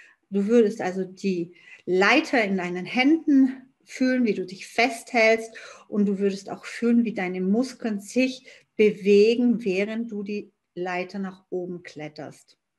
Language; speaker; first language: German; native; German